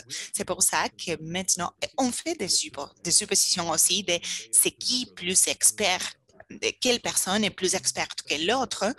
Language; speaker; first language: French; non-native, fluent; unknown